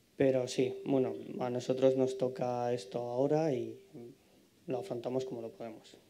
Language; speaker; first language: Spanish; non-native, fluent; Ukrainian